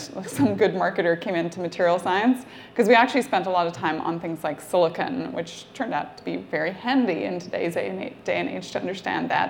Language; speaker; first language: English; native; English